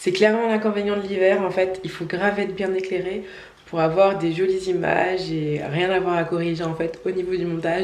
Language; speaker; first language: French; native; French